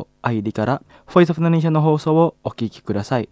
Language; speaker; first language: Japanese; non-native, fluent; Indonesian